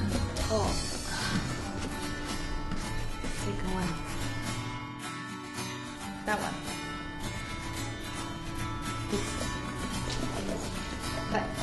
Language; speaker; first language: English; non-native, fluent; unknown